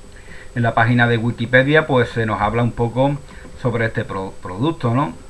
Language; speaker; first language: Spanish; native; Spanish